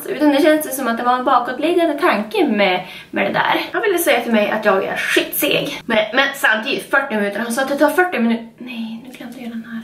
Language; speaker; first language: Swedish; native; Swedish